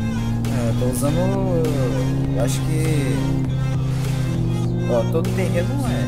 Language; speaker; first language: Portuguese; native; Portuguese